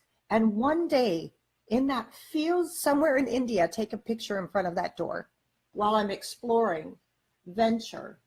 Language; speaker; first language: English; native; English